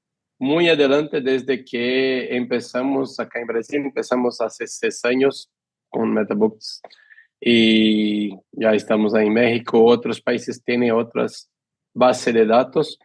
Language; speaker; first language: Spanish; non-native, fluent; Portuguese